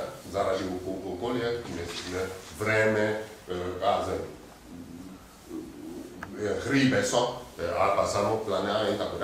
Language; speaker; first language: Slovenian; non-native, fluent; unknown